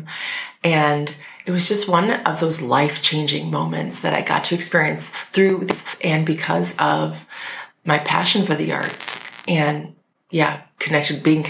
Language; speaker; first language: English; native; English